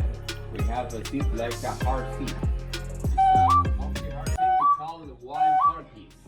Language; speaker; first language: English; non-native, learner; Spanish